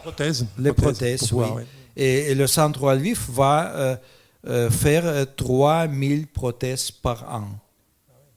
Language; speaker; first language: French; non-native, fluent; Russian